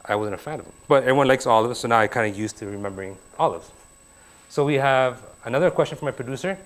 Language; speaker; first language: English; native; English